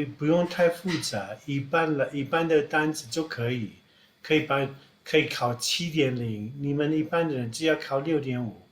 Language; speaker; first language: Chinese; non-native, fluent; English